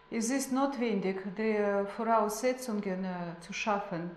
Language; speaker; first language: German; non-native, fluent; Russian